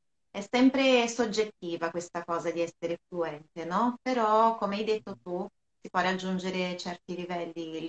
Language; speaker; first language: Italian; non-native, fluent; Portuguese